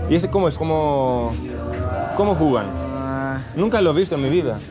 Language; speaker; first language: Spanish; non-native, learner; Greek